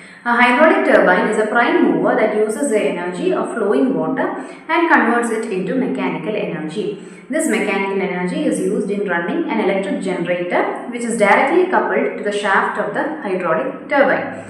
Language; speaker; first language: English; non-native, local second language; Malayalam